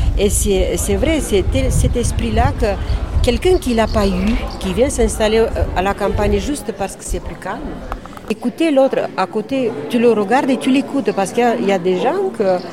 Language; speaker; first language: French; non-native, fluent; Romanian